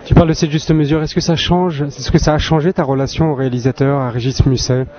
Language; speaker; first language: French; native; French